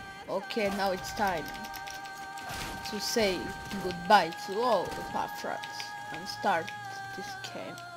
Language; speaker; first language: English; non-native, learner; Bulgarian